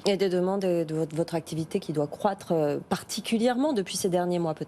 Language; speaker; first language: French; native; French